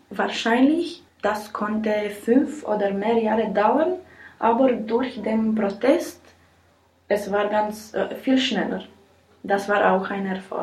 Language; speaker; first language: German; non-native, learner; Romanian